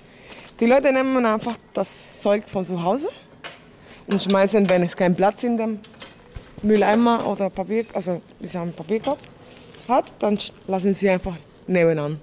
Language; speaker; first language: German; non-native, fluent; Spanish